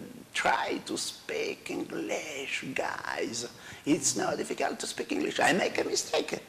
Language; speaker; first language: English; non-native, learner; Malagasy